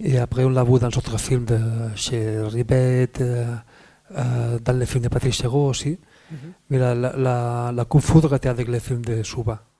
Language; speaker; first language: French; non-native, fluent; Spanish